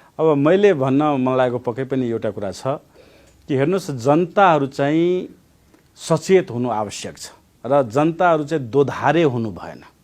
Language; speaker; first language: Nepali; non-native, local second language; Maithili